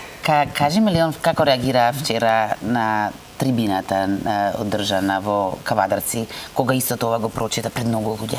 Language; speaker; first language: Macedonian; native; Macedonian